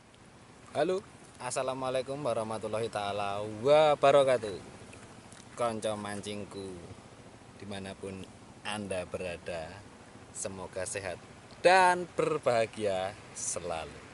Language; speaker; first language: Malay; non-native, local second language; Javanese